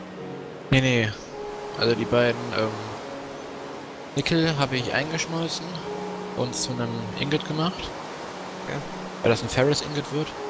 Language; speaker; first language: German; native; German